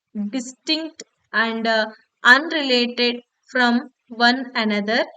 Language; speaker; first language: English; non-native, local second language; Kannada